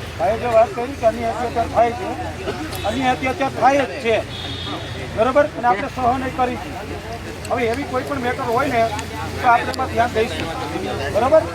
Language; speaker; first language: Gujarati; non-native, local second language; Bhili